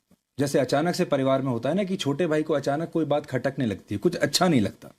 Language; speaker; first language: Hindi; native; Hindi